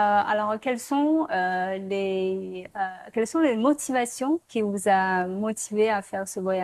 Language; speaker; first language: French; non-native, fluent; Chinese